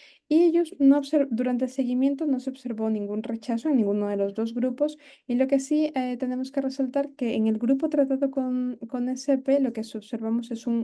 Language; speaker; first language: Spanish; native; Spanish